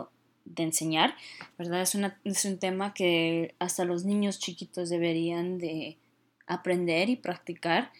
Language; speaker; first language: Spanish; early bilingual, heritage; Spanish